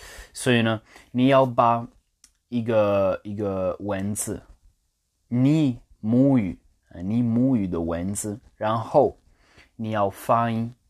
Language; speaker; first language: Chinese; non-native, learner; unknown